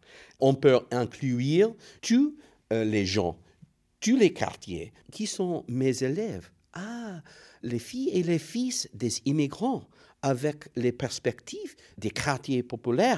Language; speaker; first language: French; non-native, fluent; English